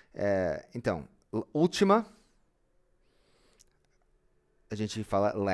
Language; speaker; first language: Portuguese; non-native, fluent; English